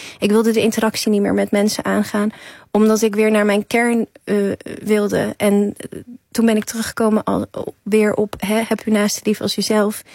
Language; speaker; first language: Dutch; early bilingual, other home language; Persian